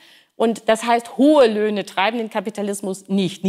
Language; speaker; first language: German; native; German